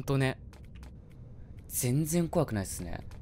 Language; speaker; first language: Japanese; native; Japanese